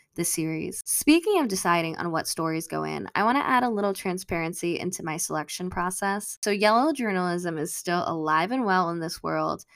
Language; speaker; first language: English; native; English